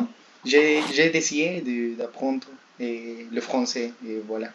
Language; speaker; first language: French; non-native, learner; Spanish